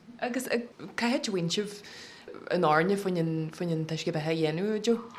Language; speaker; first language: Irish; native; Irish